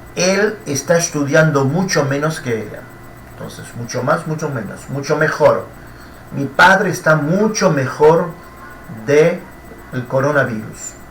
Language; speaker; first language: Spanish; non-native, fluent; Portuguese